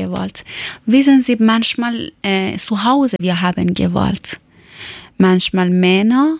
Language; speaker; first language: German; non-native, learner; Persian